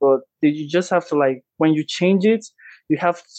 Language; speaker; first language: English; non-native, local second language; Igbo